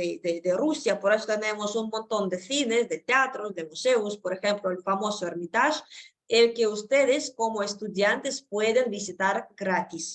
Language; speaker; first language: Spanish; non-native, fluent; Russian